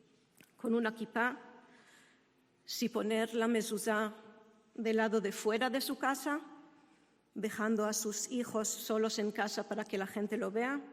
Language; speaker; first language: Spanish; non-native, fluent; Hebrew